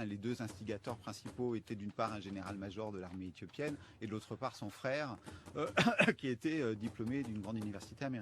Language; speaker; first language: French; native; French